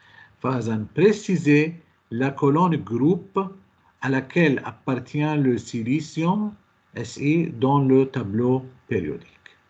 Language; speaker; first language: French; non-native, local second language; Arabic